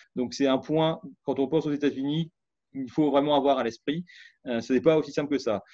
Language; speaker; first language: French; native; French